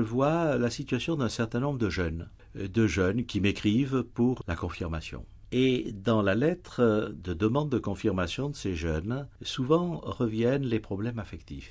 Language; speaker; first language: French; native; French